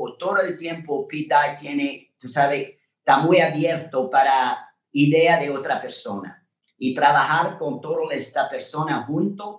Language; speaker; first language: Spanish; non-native, learner; French